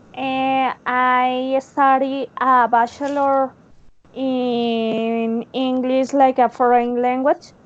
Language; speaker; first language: English; non-native, learner; Spanish